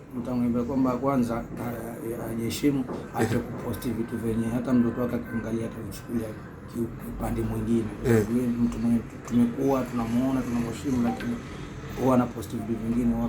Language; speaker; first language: Swahili; non-native, local second language; Giryama